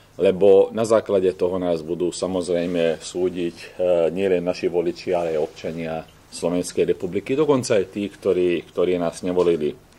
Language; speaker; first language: Slovak; non-native, local second language; Hungarian